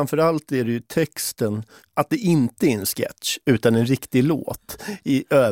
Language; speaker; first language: Swedish; native; Swedish